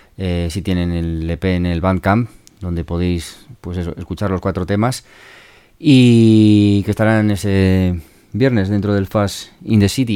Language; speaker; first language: Spanish; native; Spanish